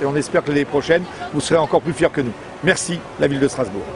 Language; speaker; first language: French; native; French